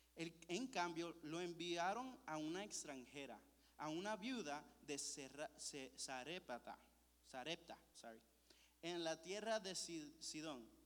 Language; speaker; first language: Spanish; early bilingual, heritage; Spanish